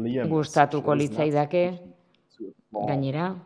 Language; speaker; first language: Basque; non-native, learner; German